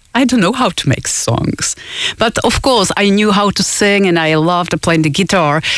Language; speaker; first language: English; non-native, fluent; Czech